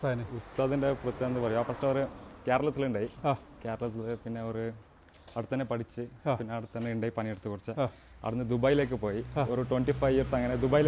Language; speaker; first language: Malayalam; non-native, local second language; Kannada